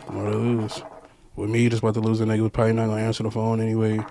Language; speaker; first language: English; native; English